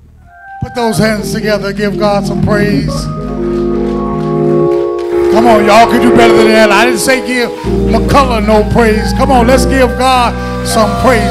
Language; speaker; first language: English; native; English